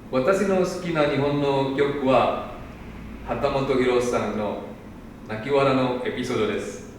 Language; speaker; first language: Japanese; non-native, learner; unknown